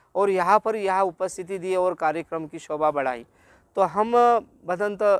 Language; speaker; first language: Hindi; non-native, local second language; Marathi